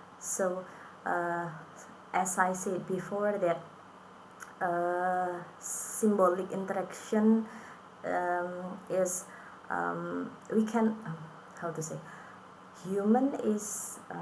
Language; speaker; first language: English; non-native, fluent; Indonesian